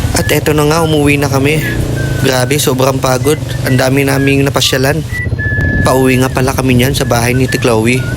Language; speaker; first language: Filipino; non-native, local second language; Cebuano